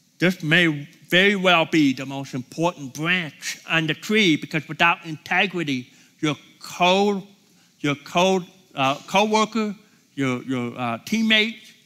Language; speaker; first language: English; native; English